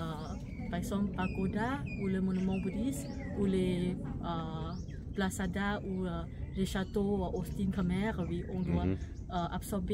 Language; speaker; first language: French; non-native, fluent; Thai